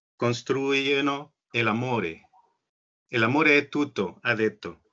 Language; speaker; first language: Italian; non-native, learner; Spanish